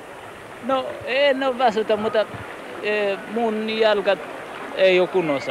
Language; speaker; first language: Finnish; non-native, learner; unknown